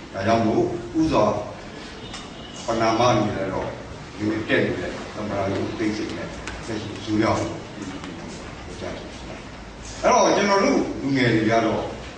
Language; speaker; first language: Burmese; non-native, local second language; S'gaw Karen